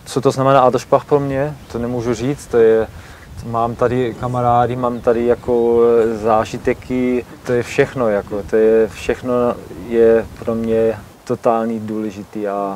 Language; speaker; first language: Czech; non-native, learner; German